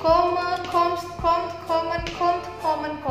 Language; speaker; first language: German; non-native, fluent; Indonesian